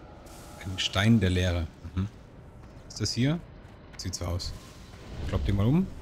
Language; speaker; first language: German; native; German